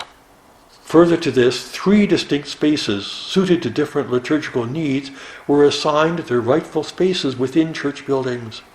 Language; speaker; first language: English; native; English